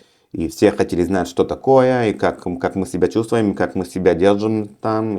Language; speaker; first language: Russian; early bilingual, heritage; Russian